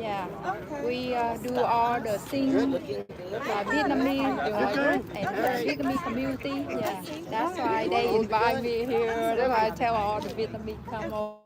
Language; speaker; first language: English; early bilingual, other home language; Vietnamese